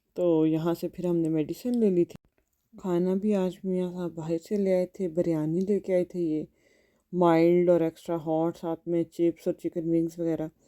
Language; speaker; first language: Urdu; native; Urdu